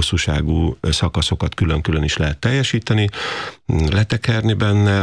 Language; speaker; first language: Hungarian; native; Hungarian